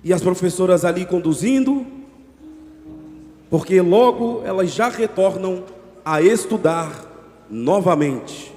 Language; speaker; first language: Portuguese; native; Portuguese